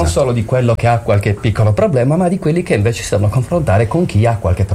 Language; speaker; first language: Italian; native; Italian